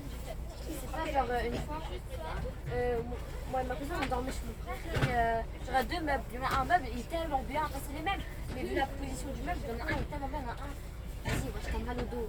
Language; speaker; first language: French; native; French